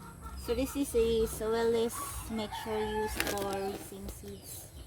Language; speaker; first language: English; non-native, local second language; Filipino